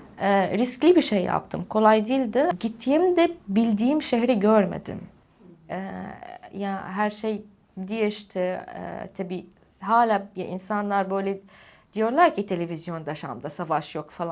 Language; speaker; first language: Turkish; non-native, fluent; Arabic